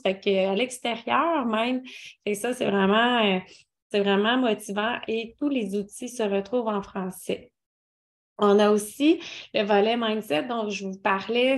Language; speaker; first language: French; native; French